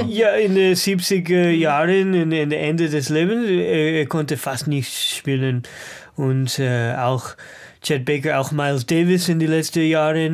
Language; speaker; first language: German; non-native, learner; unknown